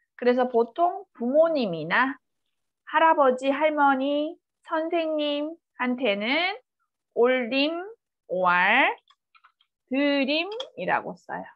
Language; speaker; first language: Korean; native; Korean